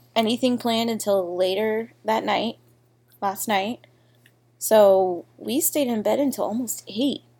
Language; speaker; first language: English; native; English